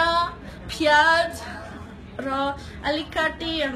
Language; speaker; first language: Nepali; non-native, learner; English